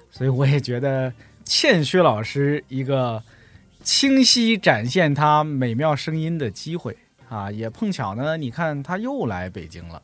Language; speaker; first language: Chinese; native; Chinese